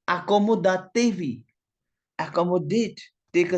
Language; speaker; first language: Italian; non-native, learner; Hindi